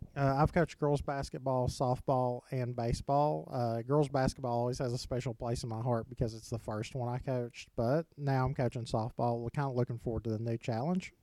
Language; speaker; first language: English; native; English